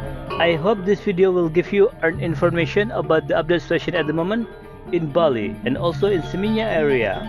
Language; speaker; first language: English; non-native, learner; Indonesian